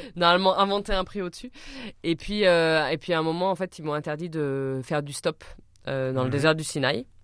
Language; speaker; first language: French; native; French